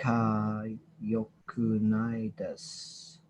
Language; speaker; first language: Japanese; non-native, learner; English